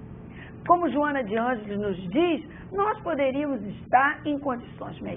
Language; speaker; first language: Portuguese; native; Portuguese